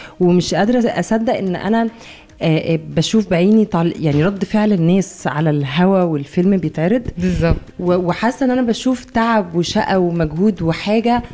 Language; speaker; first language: Arabic; native; Arabic